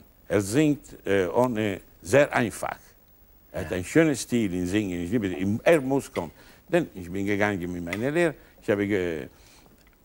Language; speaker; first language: German; non-native, learner; Italian